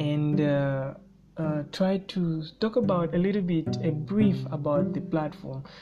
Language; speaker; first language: English; non-native, local second language; Bemba